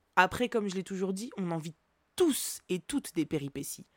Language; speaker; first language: French; native; French